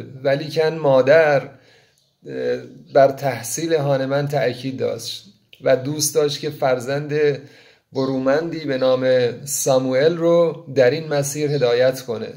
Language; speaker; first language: Persian; native; Persian